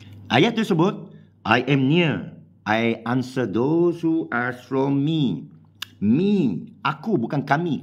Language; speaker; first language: English; non-native, local second language; Min Nan Chinese